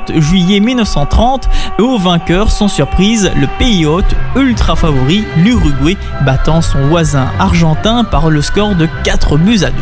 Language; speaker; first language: French; native; French